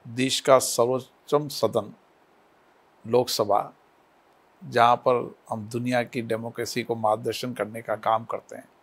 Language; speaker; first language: Hindi; native; Hindi